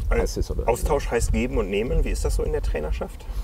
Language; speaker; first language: German; native; German